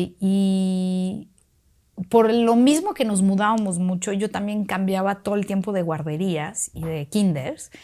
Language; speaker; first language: Spanish; early bilingual, other home language; Russian